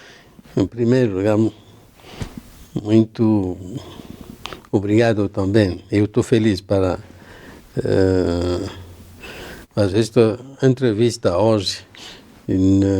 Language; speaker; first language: Portuguese; non-native, learner; Arabic